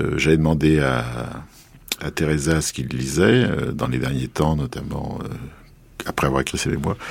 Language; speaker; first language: French; native; French